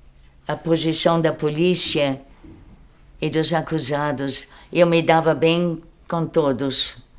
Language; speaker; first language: Portuguese; early bilingual, other home language; German